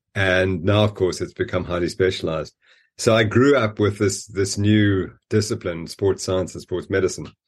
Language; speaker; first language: English; native; English